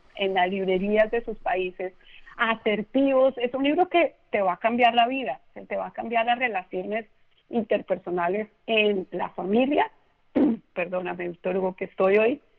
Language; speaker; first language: Spanish; native; Spanish